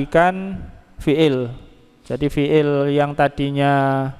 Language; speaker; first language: Indonesian; non-native, local second language; Javanese